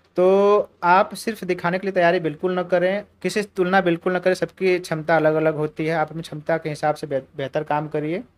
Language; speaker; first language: Hindi; native; Hindi